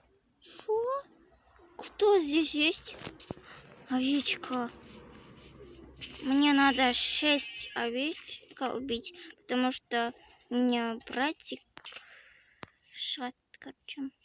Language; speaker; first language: Russian; non-native, local second language; Kazakh